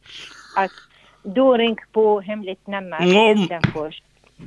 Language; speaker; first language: Swedish; non-native, learner; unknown